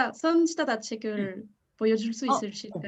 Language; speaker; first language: Korean; non-native, learner; French